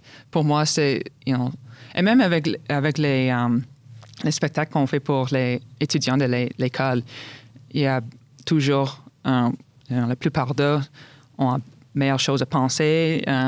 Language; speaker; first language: French; non-native, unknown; English